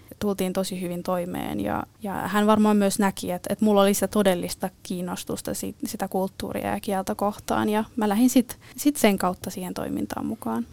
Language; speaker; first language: Finnish; native; Finnish